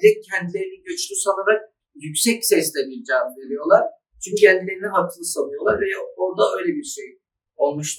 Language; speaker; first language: Turkish; early bilingual, other home language; Arabic